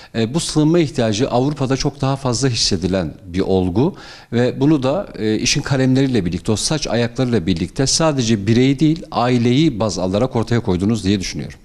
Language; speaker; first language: Turkish; native; Turkish